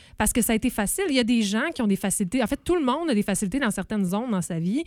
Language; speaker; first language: French; native; French